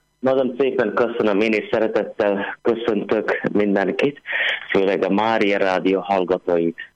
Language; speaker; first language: Hungarian; non-native, fluent; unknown